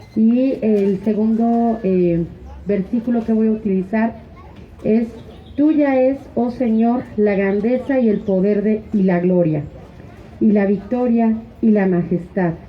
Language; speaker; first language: Spanish; native; Spanish